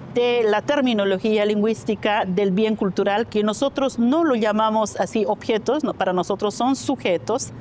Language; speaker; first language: Spanish; native; Spanish